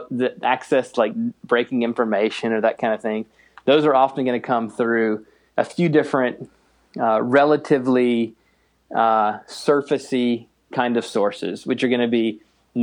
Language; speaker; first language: English; native; English